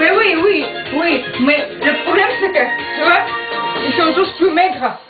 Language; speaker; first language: French; non-native, fluent; Russian